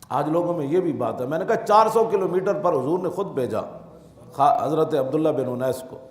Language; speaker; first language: Urdu; non-native, local second language; Punjabi